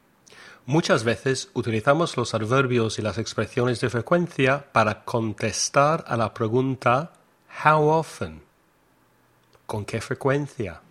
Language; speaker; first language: Spanish; non-native, fluent; English